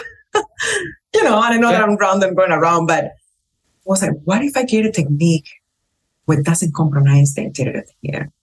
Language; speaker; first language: English; non-native, fluent; Spanish